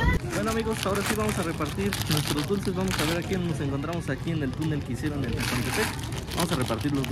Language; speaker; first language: Spanish; native; Spanish